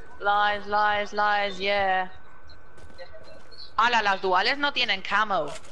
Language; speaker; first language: Spanish; early bilingual, heritage; Spanish